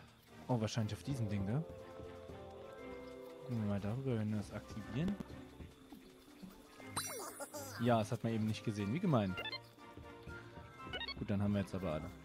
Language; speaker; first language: German; native; German